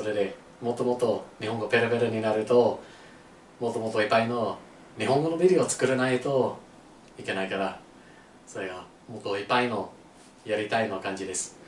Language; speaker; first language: Japanese; non-native, learner; English